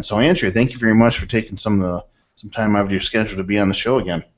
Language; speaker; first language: English; native; English